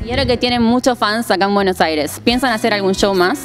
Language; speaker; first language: Spanish; native; Spanish